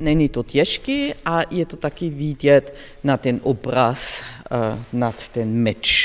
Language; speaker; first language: Czech; non-native, learner; German